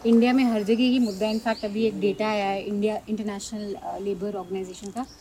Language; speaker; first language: Hindi; native; Hindi